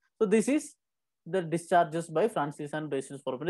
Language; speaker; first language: English; non-native, local second language; Malayalam